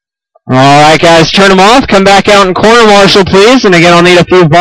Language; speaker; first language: English; native; English